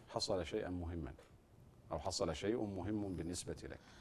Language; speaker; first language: Arabic; native; Arabic